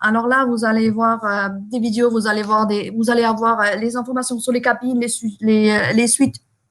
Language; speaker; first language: French; non-native, fluent; German